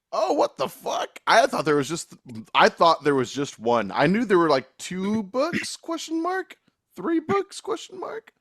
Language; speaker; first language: English; native; English